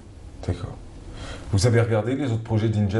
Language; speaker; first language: French; non-native, local second language; Arabic